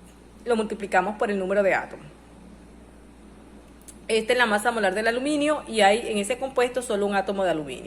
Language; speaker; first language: Spanish; native; Spanish